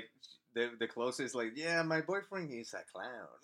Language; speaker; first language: English; non-native, fluent; Spanish